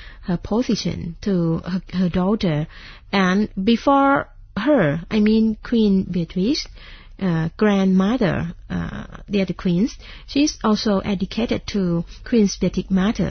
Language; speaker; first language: English; non-native, fluent; Thai